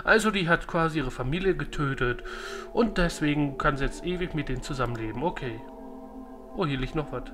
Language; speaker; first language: German; native; German